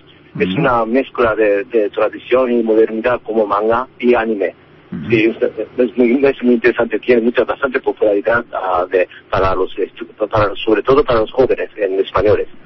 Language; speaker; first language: Spanish; non-native, learner; Japanese